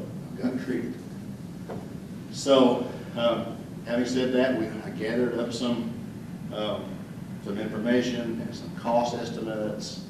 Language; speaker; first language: English; native; English